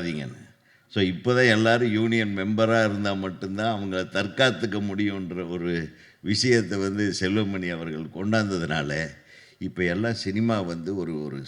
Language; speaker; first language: Tamil; native; Tamil